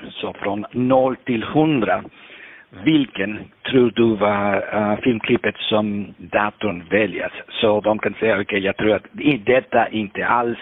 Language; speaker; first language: Swedish; non-native, fluent; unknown